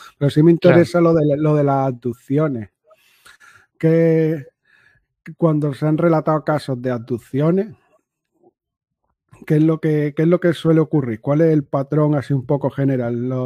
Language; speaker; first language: Spanish; native; Spanish